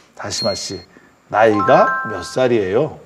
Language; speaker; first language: Korean; native; Korean